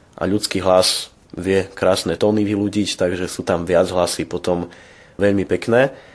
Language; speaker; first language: Slovak; non-native, local second language; Rusyn